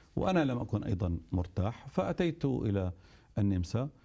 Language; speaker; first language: Arabic; native; Arabic